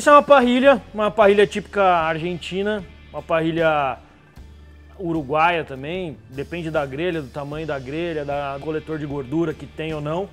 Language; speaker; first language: Portuguese; native; Portuguese